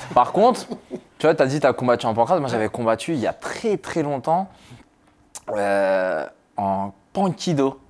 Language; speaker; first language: French; native; French